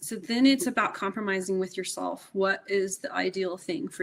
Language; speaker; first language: English; native; English